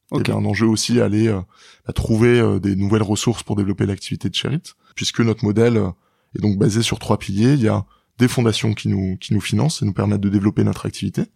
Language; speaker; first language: French; native; French